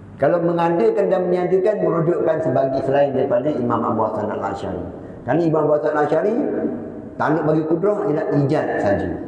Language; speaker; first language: Malay; native; Malay